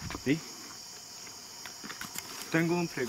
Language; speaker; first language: Spanish; non-native, learner; English